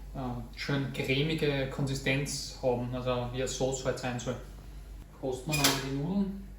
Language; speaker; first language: German; native; German